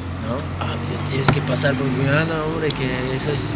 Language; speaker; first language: Spanish; non-native, fluent; French